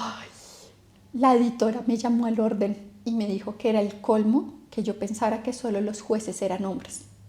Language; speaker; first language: Spanish; native; Spanish